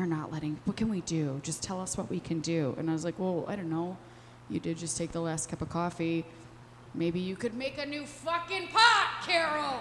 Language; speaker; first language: English; native; English